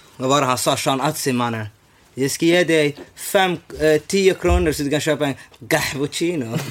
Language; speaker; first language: Swedish; early bilingual, other home language; Somali